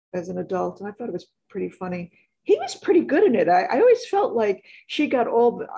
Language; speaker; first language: English; native; English